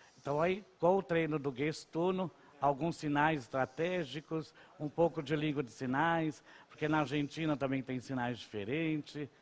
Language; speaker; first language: Portuguese; non-native, local second language; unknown